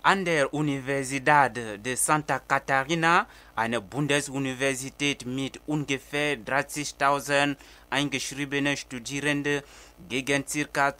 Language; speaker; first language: German; non-native, fluent; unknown